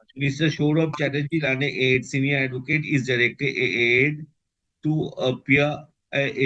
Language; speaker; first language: English; non-native, local second language; Bangla